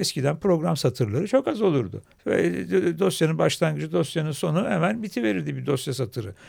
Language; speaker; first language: Turkish; native; Turkish